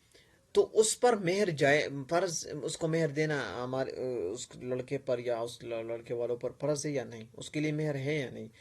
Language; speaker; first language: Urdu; non-native, local second language; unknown